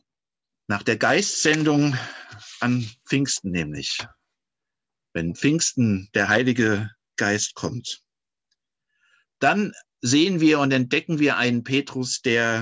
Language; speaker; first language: German; native; German